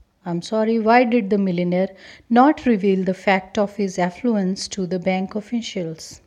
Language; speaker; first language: English; non-native, local second language; Punjabi